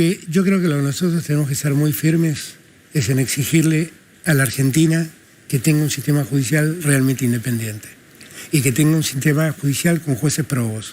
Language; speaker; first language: Spanish; native; Spanish